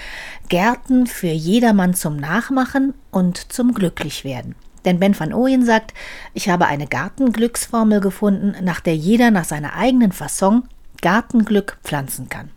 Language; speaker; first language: German; native; German